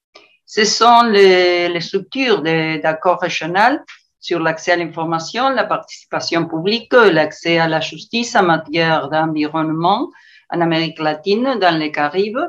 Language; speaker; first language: French; non-native, learner; Spanish